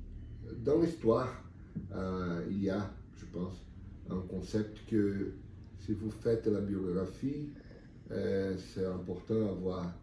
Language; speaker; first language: French; non-native, learner; Portuguese